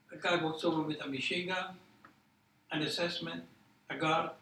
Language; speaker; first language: English; non-native, fluent; Polish